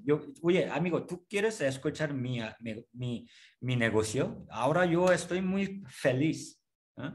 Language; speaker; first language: Spanish; non-native, learner; Korean